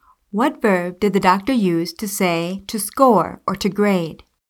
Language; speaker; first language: English; native; English